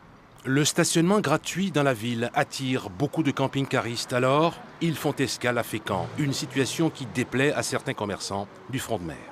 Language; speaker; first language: French; native; French